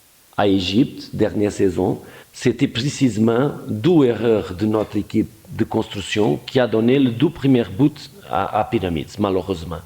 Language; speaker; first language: French; non-native, fluent; Portuguese